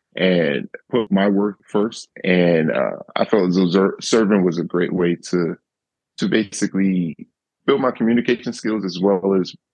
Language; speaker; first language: English; native; English